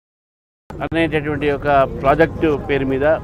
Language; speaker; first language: Telugu; native; Telugu